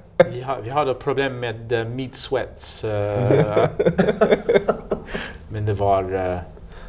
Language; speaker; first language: Swedish; non-native, learner; English